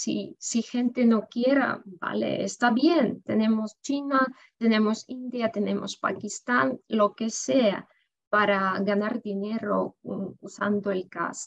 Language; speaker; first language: Spanish; non-native, fluent; Russian